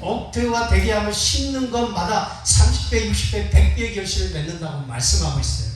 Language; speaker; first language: Korean; native; Korean